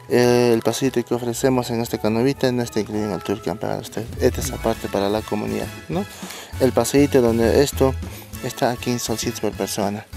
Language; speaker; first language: Spanish; native; Spanish